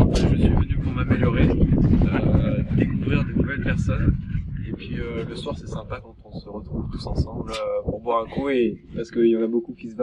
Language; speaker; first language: French; native; French